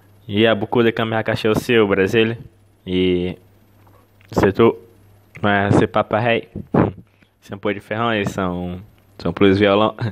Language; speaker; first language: French; non-native, learner; Portuguese